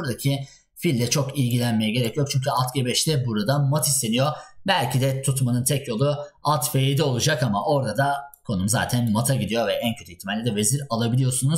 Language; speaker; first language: Turkish; native; Turkish